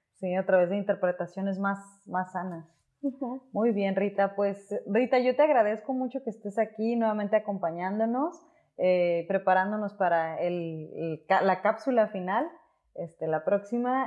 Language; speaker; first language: Spanish; native; Spanish